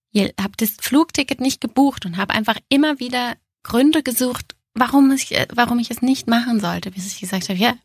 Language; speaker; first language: German; native; German